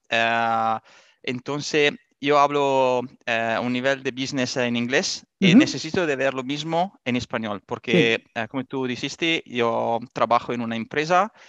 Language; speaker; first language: Spanish; non-native, learner; Italian